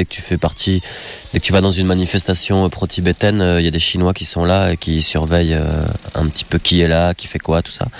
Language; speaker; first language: French; native; French